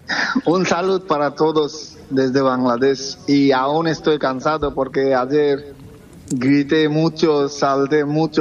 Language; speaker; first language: Spanish; non-native, fluent; Bangla